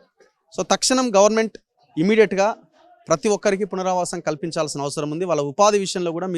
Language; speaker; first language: Telugu; native; Telugu